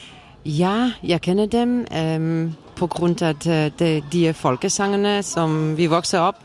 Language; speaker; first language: Danish; non-native, fluent; Polish